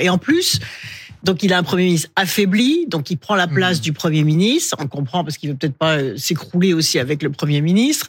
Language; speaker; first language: French; native; French